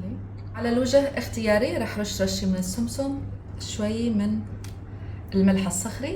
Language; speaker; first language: Arabic; native; Arabic